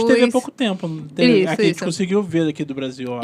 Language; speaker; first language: Portuguese; native; Portuguese